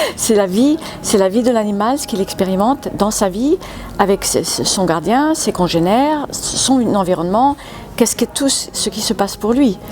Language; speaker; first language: French; early bilingual, other home language; English